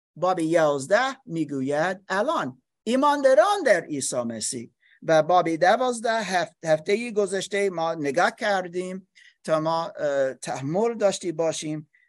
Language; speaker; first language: Persian; non-native, learner; English